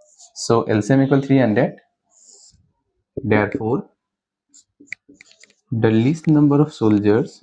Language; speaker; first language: English; non-native, local second language; Hindi